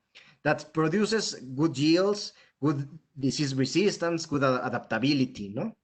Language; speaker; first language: English; non-native, fluent; Spanish